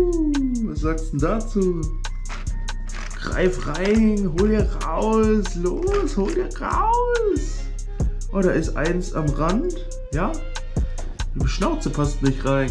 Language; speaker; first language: German; native; German